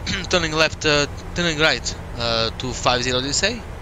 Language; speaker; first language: English; non-native, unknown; Slovak